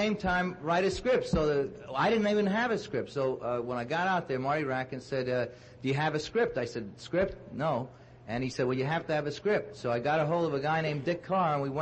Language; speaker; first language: English; native; English